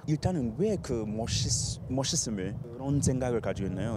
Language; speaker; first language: Korean; non-native, fluent; English